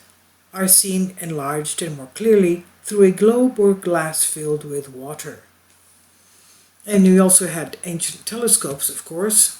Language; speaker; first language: English; non-native, fluent; Greek